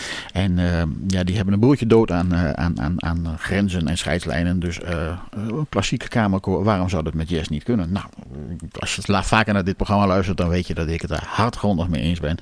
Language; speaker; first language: Dutch; native; Dutch